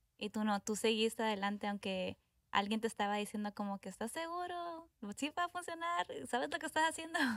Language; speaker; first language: Spanish; early bilingual, heritage; Spanish